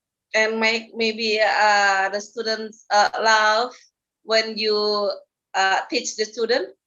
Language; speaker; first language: English; non-native, fluent; Indonesian